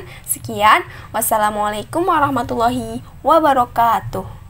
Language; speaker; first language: Indonesian; native; Indonesian